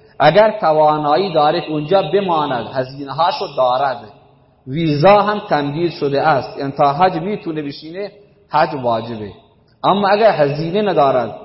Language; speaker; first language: Persian; non-native, local second language; Baluchi